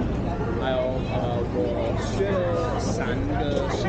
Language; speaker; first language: Chinese; non-native, learner; English